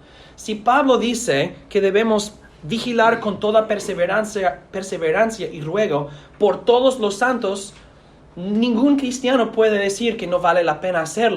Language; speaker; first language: Spanish; non-native, fluent; English